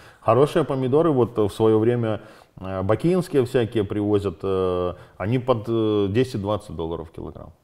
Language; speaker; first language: Russian; native; Russian